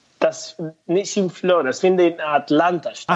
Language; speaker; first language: German; non-native, fluent; Spanish